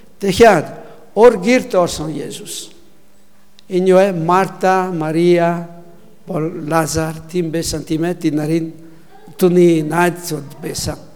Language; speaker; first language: Mongolian; non-native, learner; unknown